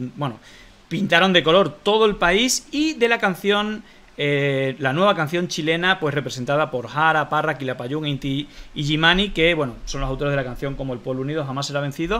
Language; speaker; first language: Spanish; native; Spanish